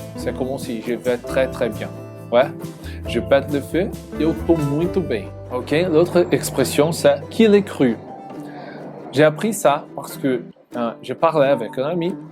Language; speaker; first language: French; non-native, learner; Portuguese